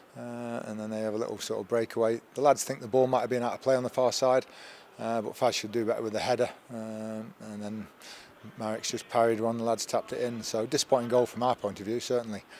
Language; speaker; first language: English; native; English